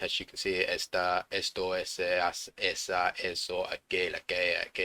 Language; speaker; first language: Spanish; non-native, learner; English